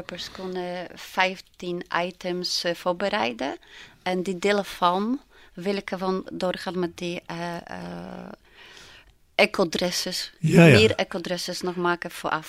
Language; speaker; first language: Dutch; non-native, learner; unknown